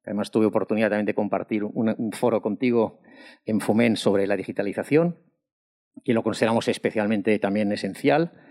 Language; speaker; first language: Spanish; non-native, local second language; Catalan